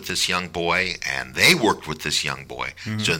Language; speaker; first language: English; native; English